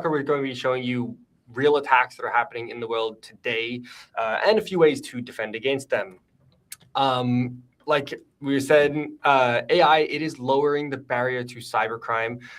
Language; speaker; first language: English; native; English